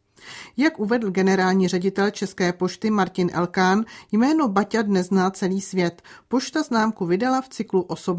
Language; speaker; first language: Czech; native; Czech